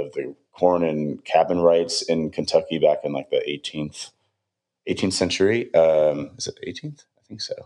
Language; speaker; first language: English; native; English